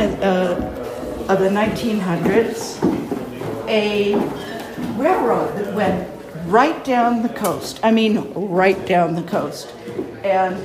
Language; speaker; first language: English; native; English